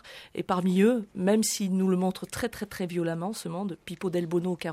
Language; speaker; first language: French; native; French